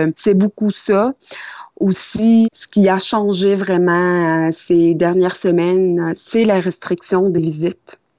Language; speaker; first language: French; non-native, local second language; Arabic